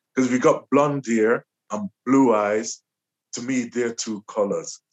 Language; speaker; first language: English; native; English